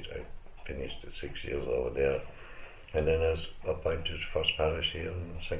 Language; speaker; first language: English; native; English